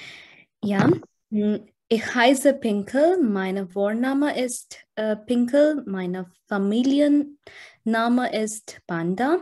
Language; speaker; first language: German; non-native, learner; Odia